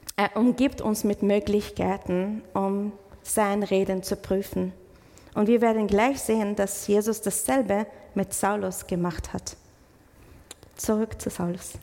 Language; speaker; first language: German; non-native, fluent; English